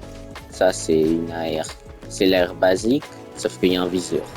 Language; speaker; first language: French; native; French